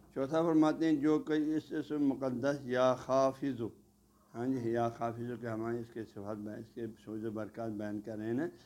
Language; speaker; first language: Urdu; non-native, local second language; Balti